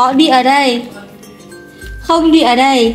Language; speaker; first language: Vietnamese; non-native, learner; Indonesian